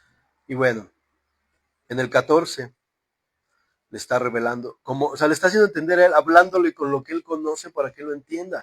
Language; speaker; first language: Spanish; native; Spanish